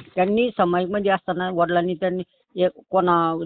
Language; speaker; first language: Marathi; native; Marathi